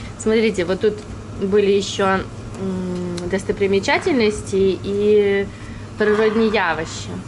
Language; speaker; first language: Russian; non-native, local second language; Ukrainian